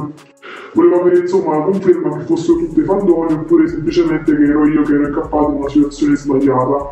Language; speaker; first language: Italian; native; Italian